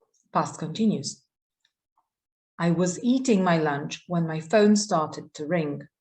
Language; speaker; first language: English; non-native, fluent; Polish